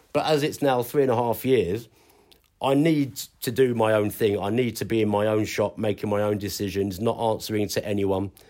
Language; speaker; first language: English; native; English